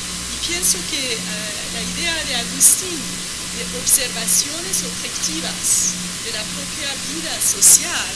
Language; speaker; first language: Spanish; non-native, fluent; French